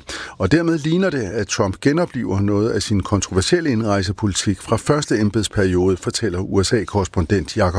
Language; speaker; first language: Danish; native; Danish